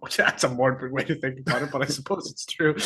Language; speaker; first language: English; non-native, fluent; Icelandic